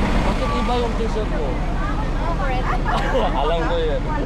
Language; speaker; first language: Filipino; non-native, fluent; Indonesian